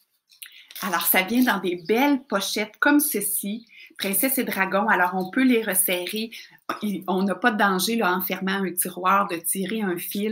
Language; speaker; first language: French; native; French